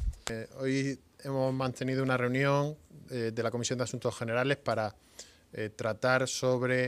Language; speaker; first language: Spanish; native; Spanish